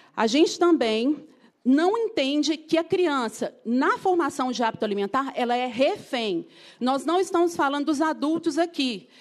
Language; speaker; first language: Portuguese; native; Portuguese